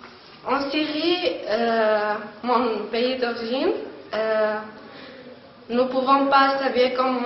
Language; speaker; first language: French; non-native, learner; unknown